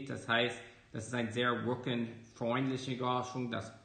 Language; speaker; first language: German; non-native, fluent; English